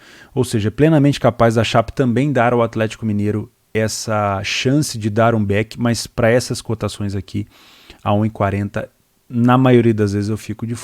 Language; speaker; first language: Portuguese; native; Portuguese